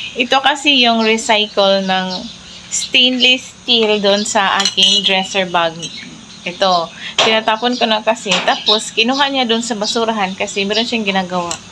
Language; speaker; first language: Filipino; non-native, local second language; Cebuano